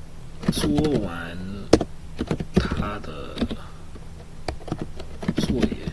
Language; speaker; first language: Chinese; non-native, learner; English